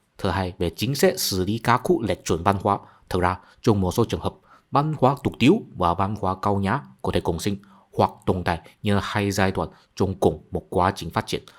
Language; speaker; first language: Vietnamese; non-native, fluent; Chinese